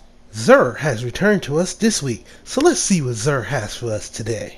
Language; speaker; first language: English; native; English